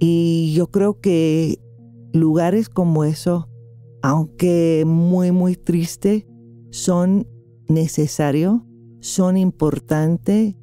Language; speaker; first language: Spanish; non-native, fluent; English